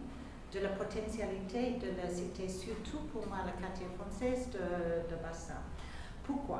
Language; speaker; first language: French; non-native, fluent; English